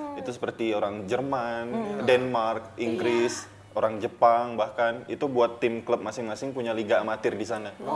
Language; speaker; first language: Indonesian; native; Indonesian